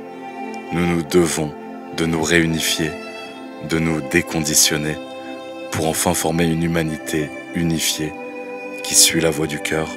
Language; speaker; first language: French; native; French